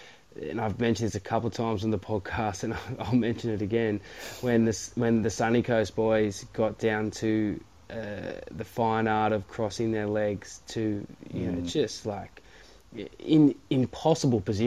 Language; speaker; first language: English; native; English